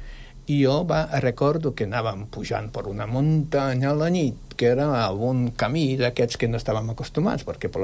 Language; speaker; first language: Catalan; non-native, fluent; Polish